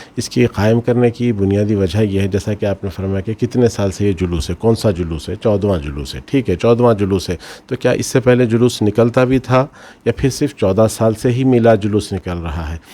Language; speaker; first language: Urdu; native; Urdu